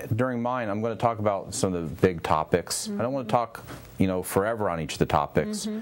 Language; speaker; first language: English; native; English